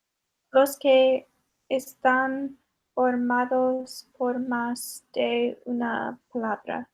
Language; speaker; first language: Spanish; non-native, learner; English